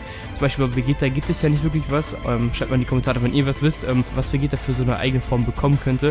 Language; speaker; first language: German; native; German